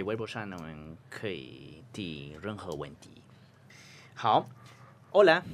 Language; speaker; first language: Chinese; non-native, fluent; Spanish